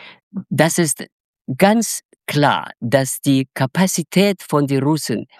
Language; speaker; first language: German; non-native, learner; Russian